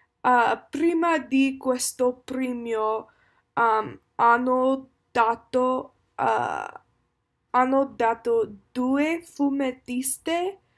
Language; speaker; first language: Italian; non-native, learner; English